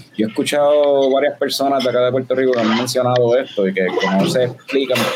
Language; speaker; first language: Spanish; native; Spanish